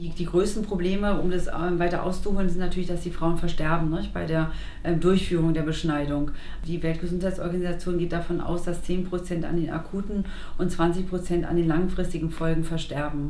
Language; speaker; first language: German; native; German